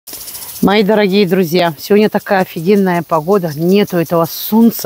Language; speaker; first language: Russian; native; Russian